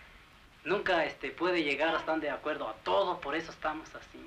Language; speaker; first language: Spanish; non-native, local second language; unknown